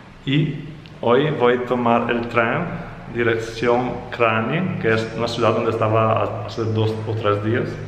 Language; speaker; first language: Spanish; non-native, fluent; Italian